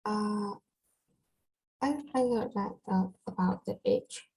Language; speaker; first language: English; non-native, learner; Vietnamese